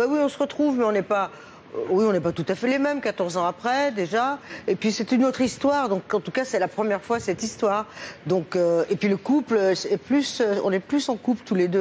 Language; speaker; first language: French; native; French